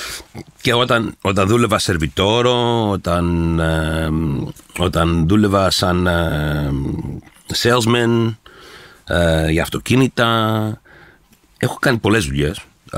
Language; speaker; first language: Greek; early bilingual, heritage; Greek